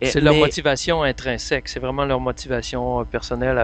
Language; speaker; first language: French; native; French